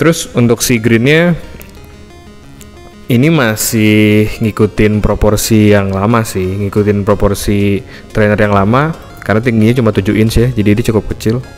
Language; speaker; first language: Indonesian; native; Indonesian